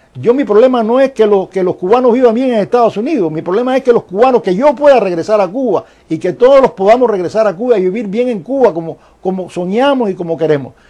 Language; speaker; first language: Spanish; native; Spanish